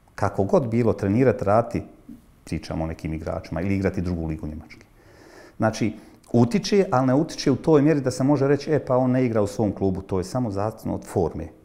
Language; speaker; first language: Croatian; native; Croatian